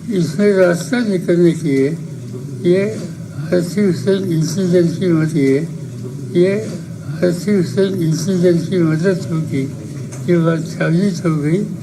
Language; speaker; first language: Hindi; non-native, local second language; Marathi